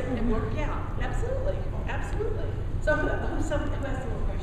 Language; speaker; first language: English; native; English